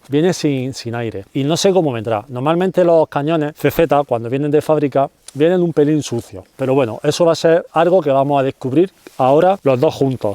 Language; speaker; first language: Spanish; native; Spanish